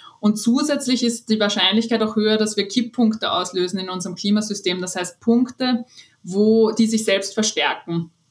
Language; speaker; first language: German; native; German